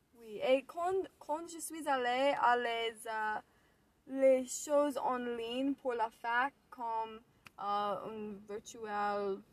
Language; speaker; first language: French; non-native, learner; English